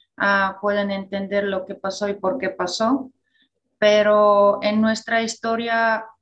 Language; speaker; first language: Spanish; non-native, fluent; Bulgarian